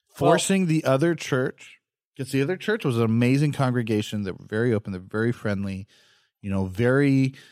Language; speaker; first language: English; native; English